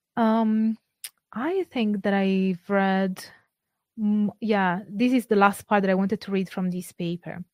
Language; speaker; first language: English; non-native, fluent; Italian